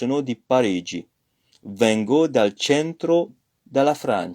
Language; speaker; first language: Italian; non-native, fluent; French